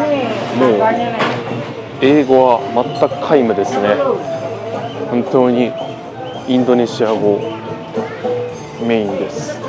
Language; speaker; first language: Japanese; native; Japanese